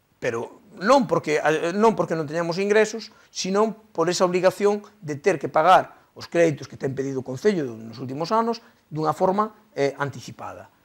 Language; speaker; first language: Galician; native; Galician